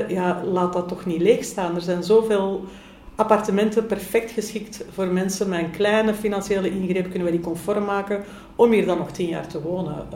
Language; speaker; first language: Dutch; native; Dutch